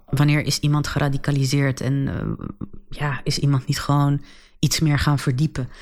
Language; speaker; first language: Dutch; early bilingual, other home language; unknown